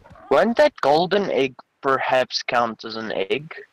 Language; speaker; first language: English; non-native, local second language; Afrikaans